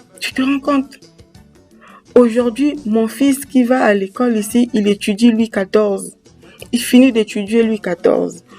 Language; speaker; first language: French; native; French